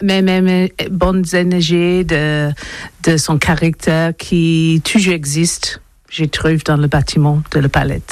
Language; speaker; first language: French; non-native, learner; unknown